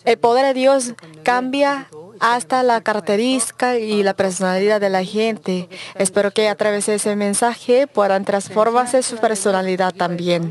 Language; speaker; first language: Spanish; non-native, learner; Korean